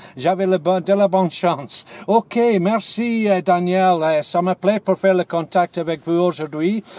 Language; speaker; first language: French; non-native, learner; English